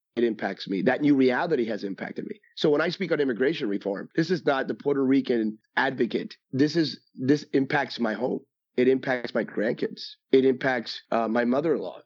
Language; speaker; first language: English; early bilingual, other home language; Spanish